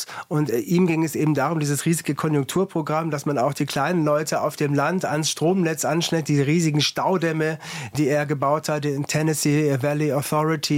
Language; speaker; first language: German; native; German